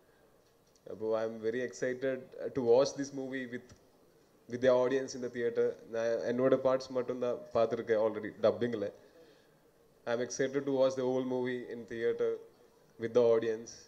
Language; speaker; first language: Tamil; non-native, learner; Malayalam